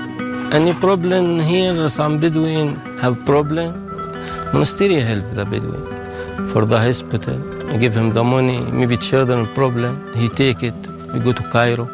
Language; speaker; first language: English; non-native, learner; Arabic